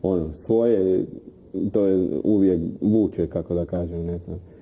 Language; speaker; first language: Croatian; non-native, fluent; Spanish